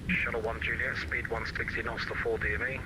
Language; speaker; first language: English; native; English